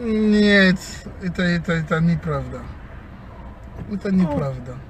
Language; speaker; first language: Russian; non-native, learner; Lingala